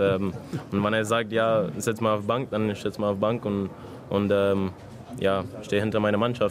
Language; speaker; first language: German; non-native, learner; English